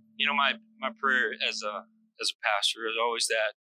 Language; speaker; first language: English; native; English